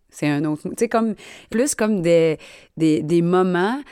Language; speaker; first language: French; native; French